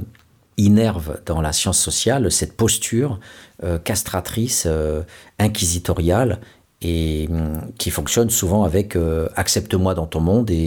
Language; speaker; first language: French; native; French